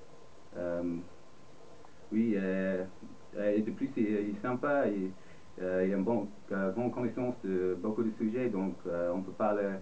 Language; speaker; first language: French; non-native, fluent; English